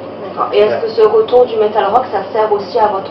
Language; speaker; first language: French; native; French